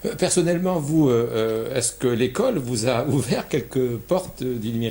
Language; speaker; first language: French; native; French